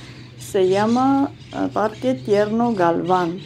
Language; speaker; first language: Spanish; non-native, fluent; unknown